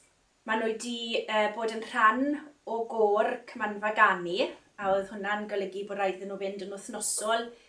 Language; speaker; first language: Welsh; native; Welsh